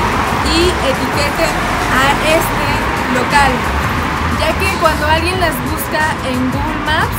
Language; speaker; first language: Spanish; native; Spanish